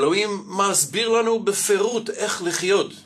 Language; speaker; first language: Hebrew; non-native, fluent; English